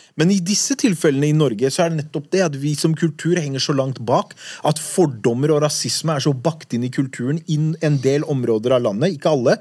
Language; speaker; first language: Norwegian; early bilingual, other home language; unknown